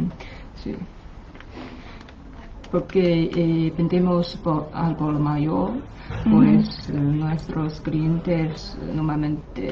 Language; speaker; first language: Spanish; non-native, learner; Chinese